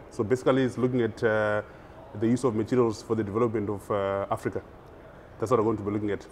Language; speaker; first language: English; non-native, local second language; Shona